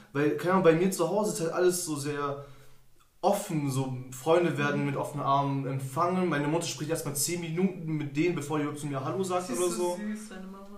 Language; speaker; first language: German; early bilingual, other home language; Turkish